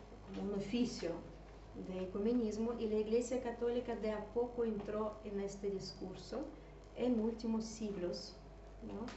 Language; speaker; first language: Spanish; non-native, fluent; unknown